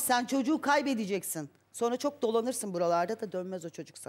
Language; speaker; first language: Turkish; native; Turkish